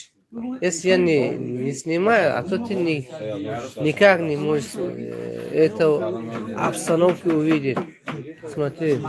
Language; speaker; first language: Russian; non-native, local second language; Tajik